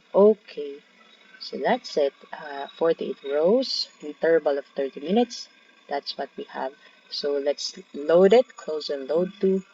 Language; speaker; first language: English; non-native, local second language; Filipino